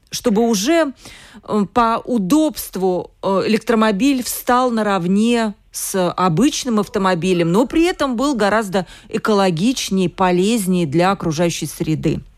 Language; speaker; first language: Russian; native; Russian